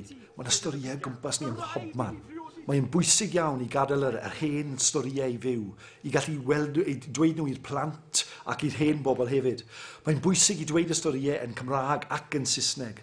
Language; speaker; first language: Welsh; native; Welsh